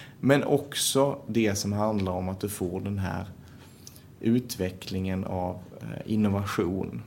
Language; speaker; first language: Swedish; native; Swedish